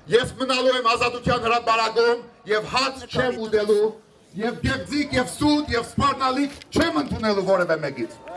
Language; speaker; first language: Armenian; early bilingual, heritage; Armenian